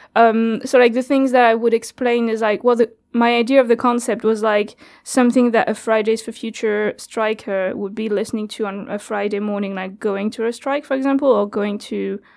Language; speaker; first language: English; non-native, fluent; French